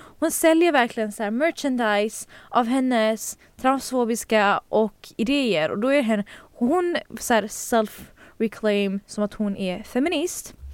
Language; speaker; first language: Swedish; native; Swedish